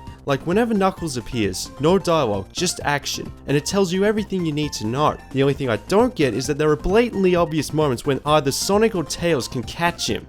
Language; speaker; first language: English; native; English